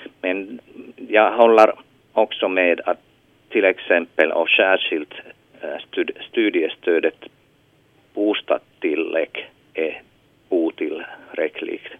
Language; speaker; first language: Swedish; non-native, local second language; Finnish